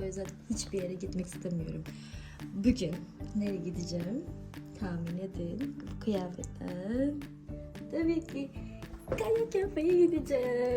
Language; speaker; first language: Turkish; non-native, fluent; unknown